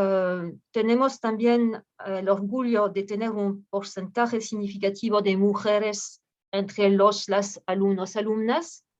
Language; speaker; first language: Spanish; non-native, fluent; French